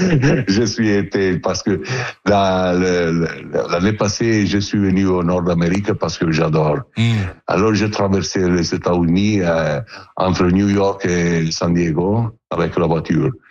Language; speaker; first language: French; non-native, learner; Italian